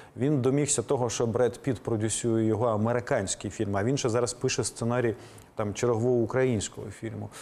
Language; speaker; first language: Ukrainian; native; Ukrainian